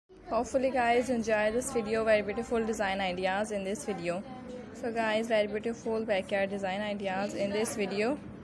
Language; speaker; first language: English; non-native, learner; Hindi